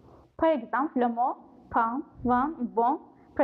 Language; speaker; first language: French; non-native, fluent; Turkish